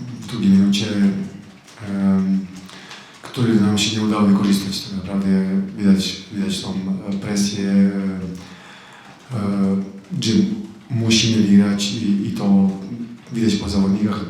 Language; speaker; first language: Polish; non-native, fluent; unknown